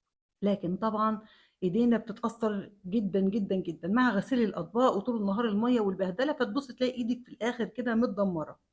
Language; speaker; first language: Arabic; native; Arabic